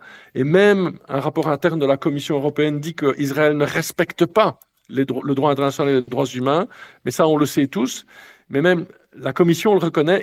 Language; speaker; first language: French; native; French